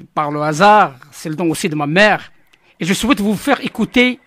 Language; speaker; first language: French; non-native, local second language; Arabic